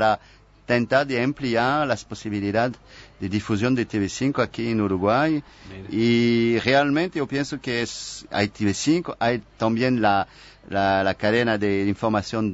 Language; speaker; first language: Portuguese; non-native, fluent; French